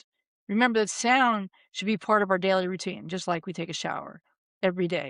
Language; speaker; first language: English; native; English